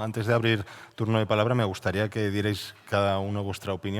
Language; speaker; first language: Spanish; native; Spanish